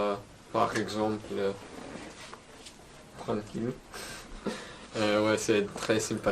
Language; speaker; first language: French; non-native, learner; Croatian